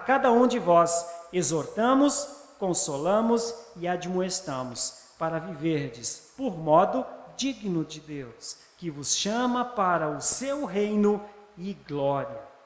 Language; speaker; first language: Portuguese; native; Portuguese